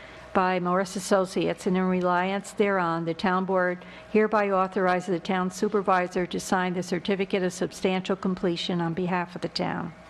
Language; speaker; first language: English; native; English